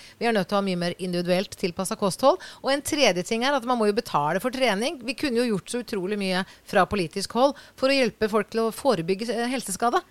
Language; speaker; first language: Norwegian; native; Norwegian